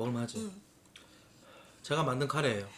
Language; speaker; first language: Korean; native; Korean